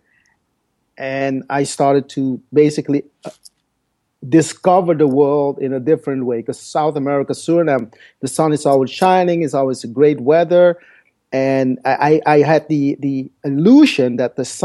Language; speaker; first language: English; non-native, fluent; Dutch